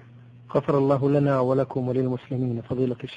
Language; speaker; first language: Arabic; native; Arabic